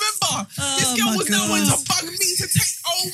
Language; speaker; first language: English; native; English